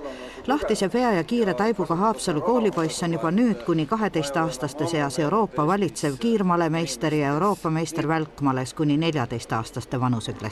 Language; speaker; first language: Estonian; native; Estonian